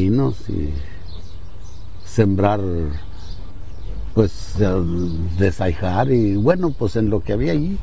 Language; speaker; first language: Spanish; native; Spanish